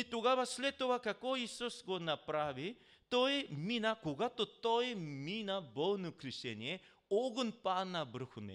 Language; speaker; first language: Bulgarian; non-native, learner; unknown